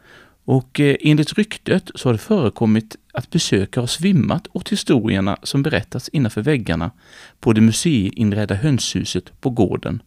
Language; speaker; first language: Swedish; native; Swedish